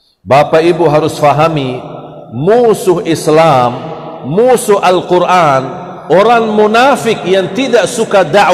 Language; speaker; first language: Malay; non-native, fluent; Arabic